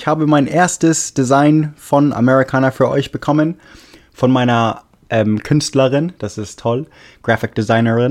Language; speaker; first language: German; non-native, fluent; English